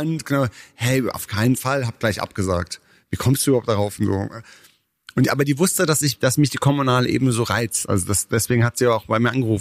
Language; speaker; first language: German; native; German